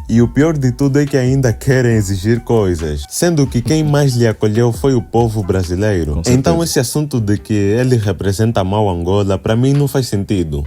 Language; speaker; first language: Portuguese; native; Portuguese